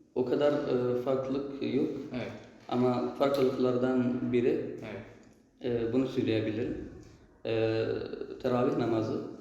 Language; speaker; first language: Turkish; non-native, learner; Arabic